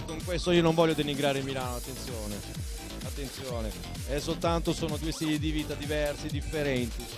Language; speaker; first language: Italian; native; Italian